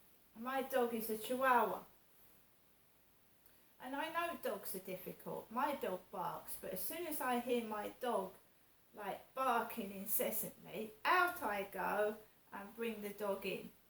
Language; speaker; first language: English; native; English